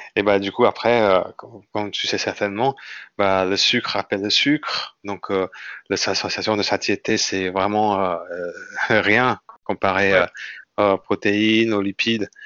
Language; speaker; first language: French; non-native, fluent; Indonesian